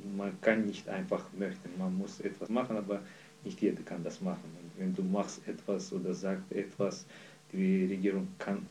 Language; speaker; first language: German; non-native, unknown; Azerbaijani